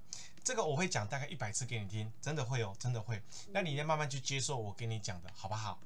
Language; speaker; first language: Chinese; native; Chinese